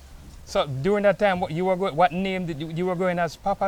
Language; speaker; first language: English; native; English